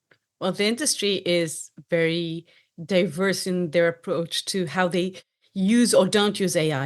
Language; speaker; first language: English; non-native, fluent; Hebrew